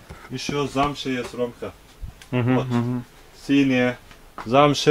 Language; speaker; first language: Russian; non-native, learner; Turkish